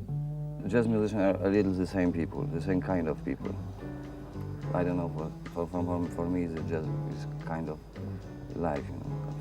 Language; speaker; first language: English; non-native, fluent; Polish